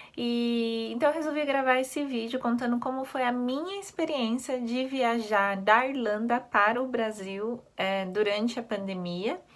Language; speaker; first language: Portuguese; native; Portuguese